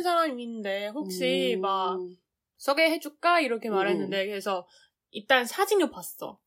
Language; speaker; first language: Korean; non-native, learner; Chinese